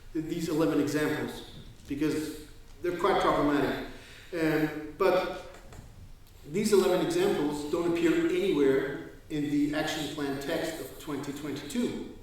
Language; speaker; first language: English; non-native, fluent; Danish